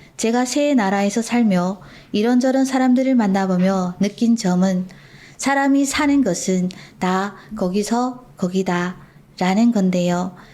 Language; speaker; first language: Korean; early bilingual, heritage; Korean